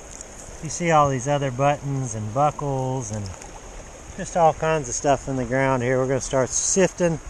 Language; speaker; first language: English; native; English